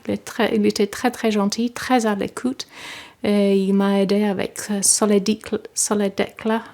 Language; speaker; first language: French; non-native, fluent; English